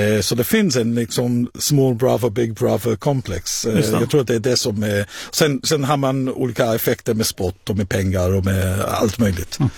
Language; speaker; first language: Swedish; non-native, fluent; Hebrew